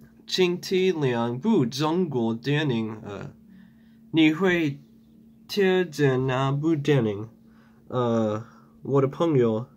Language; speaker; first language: Chinese; non-native, learner; English